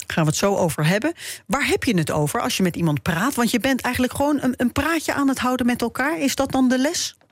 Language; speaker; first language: Dutch; native; Dutch